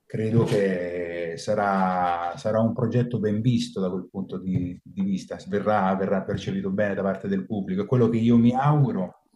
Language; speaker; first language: Italian; native; Italian